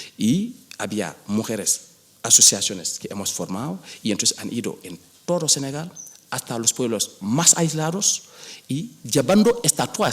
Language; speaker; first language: Spanish; non-native, fluent; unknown